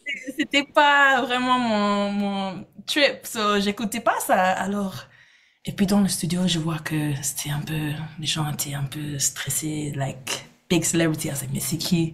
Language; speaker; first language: French; non-native, fluent; English